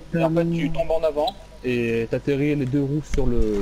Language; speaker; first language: French; native; French